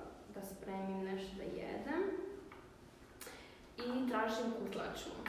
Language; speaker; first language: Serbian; early bilingual, heritage; Serbian